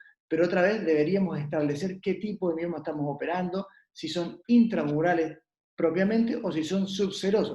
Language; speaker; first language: Spanish; native; Spanish